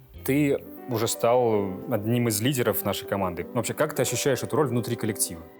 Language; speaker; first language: Russian; native; Russian